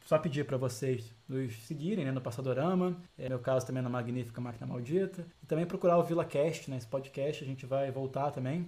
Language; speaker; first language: Portuguese; native; Portuguese